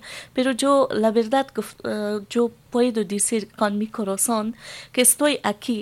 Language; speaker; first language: Spanish; non-native, learner; Persian